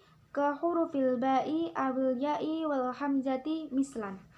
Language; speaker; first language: Arabic; non-native, learner; Indonesian